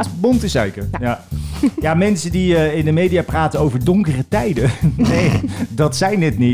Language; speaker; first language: Dutch; native; Dutch